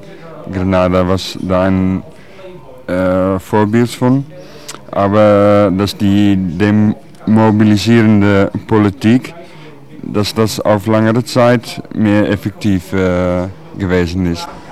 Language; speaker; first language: German; non-native, learner; Dutch